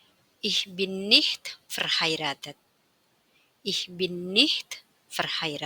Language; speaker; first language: German; non-native, fluent; Indonesian